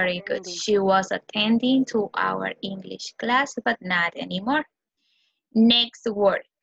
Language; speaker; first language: English; non-native, fluent; Spanish